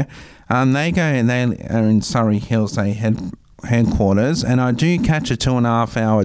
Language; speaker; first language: English; native; English